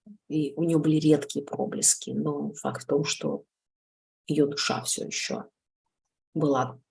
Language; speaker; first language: Russian; native; Russian